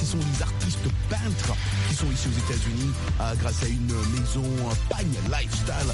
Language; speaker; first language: French; non-native, local second language; Lingala